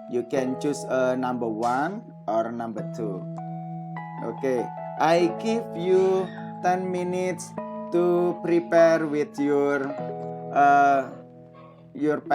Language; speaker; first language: English; non-native, fluent; Indonesian